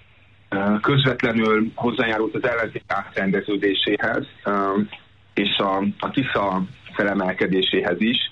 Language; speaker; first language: Hungarian; native; Hungarian